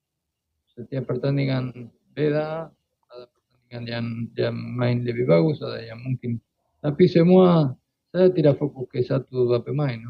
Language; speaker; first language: Indonesian; non-native, fluent; Spanish